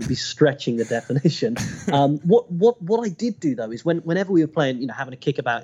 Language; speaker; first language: English; native; English